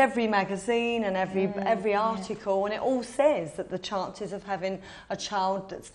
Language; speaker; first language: English; native; English